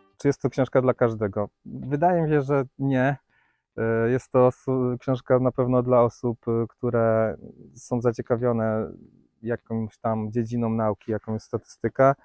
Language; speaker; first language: Polish; native; Polish